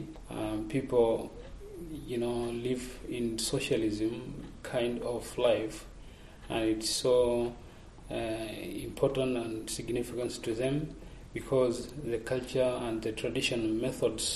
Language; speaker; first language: English; non-native, local second language; Masai